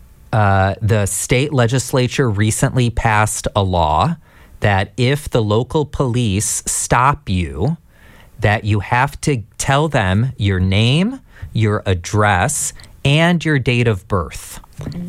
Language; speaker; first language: English; native; English